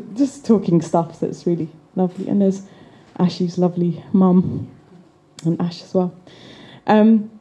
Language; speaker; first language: English; native; English